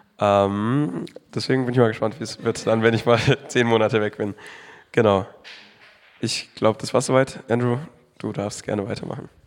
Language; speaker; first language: German; native; German